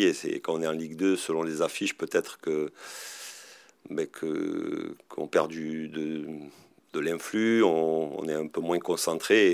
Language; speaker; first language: French; native; French